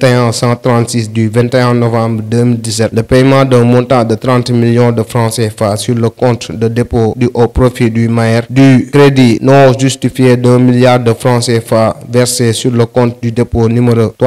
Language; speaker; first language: French; non-native, local second language; Wolof